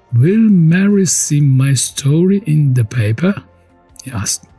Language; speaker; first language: English; non-native, fluent; Persian